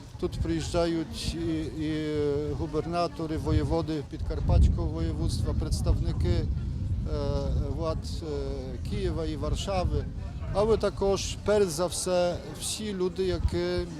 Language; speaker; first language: Ukrainian; early bilingual, heritage; Ukrainian